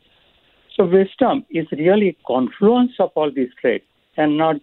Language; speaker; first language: English; non-native, local second language; Marathi